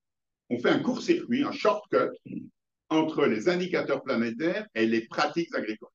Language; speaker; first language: French; native; French